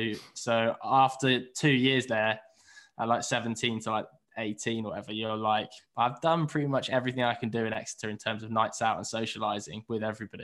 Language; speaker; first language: English; native; English